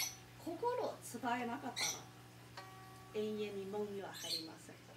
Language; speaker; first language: Japanese; non-native, fluent; Chinese